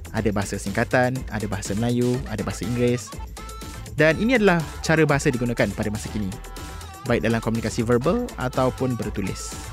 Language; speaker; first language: Malay; native; Malay